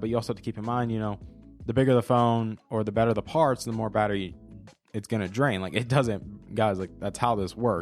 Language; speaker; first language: English; native; English